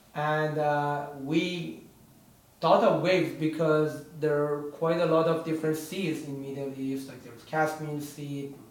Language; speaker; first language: English; non-native, fluent; Persian